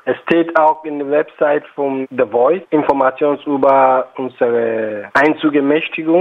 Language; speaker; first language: German; non-native, fluent; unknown